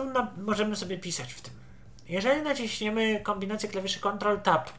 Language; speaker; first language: Polish; native; Polish